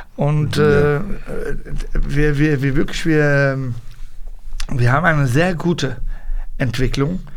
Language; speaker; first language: German; early bilingual, other home language; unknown